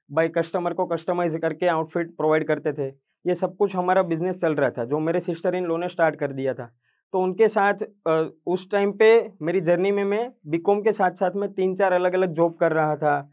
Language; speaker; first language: Hindi; non-native, local second language; Gujarati